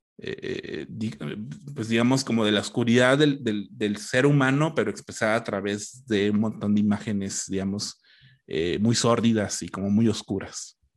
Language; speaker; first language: Spanish; native; Spanish